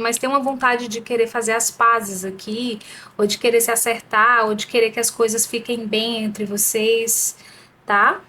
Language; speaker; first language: Portuguese; native; Portuguese